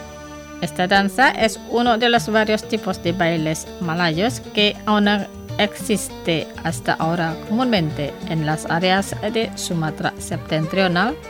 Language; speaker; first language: Spanish; non-native, fluent; Indonesian